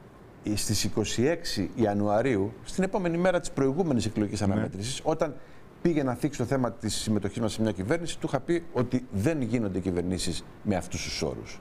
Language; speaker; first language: Greek; native; Greek